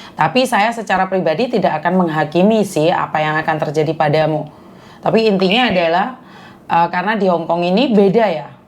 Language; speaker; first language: Indonesian; native; Indonesian